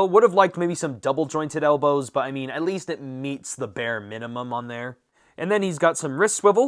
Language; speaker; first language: English; native; English